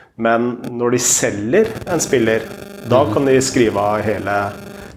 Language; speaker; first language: Norwegian; native; Norwegian